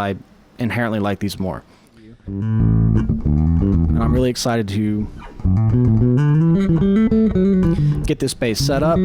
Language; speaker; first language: English; native; English